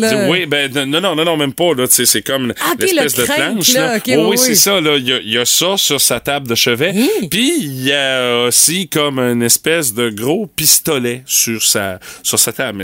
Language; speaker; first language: French; native; French